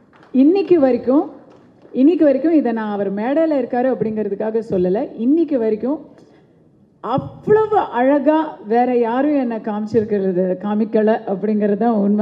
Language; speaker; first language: Tamil; native; Tamil